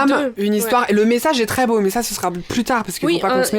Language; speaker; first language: French; native; French